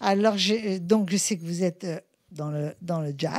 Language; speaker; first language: French; native; French